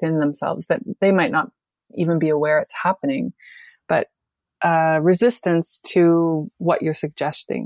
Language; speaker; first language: English; native; English